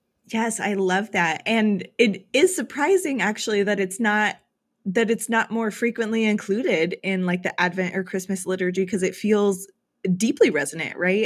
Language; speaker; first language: English; native; English